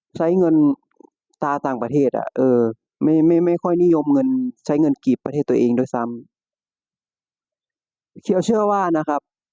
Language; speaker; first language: Thai; native; Thai